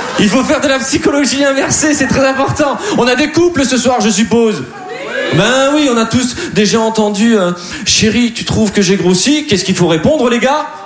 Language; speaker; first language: French; native; French